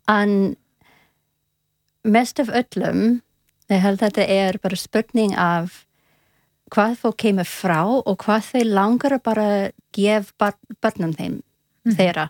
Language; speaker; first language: Icelandic; non-native, learner; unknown